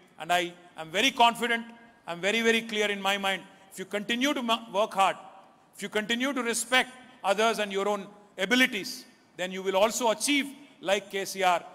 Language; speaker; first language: English; non-native, local second language; Telugu